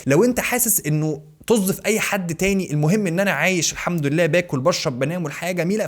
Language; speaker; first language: Arabic; native; Arabic